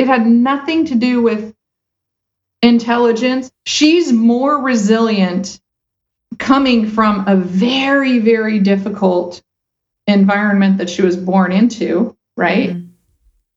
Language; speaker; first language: English; native; English